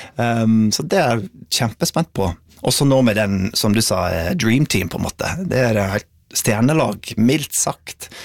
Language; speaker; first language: Norwegian; non-native, fluent; English